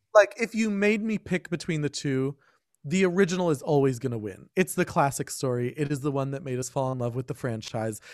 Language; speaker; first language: English; native; English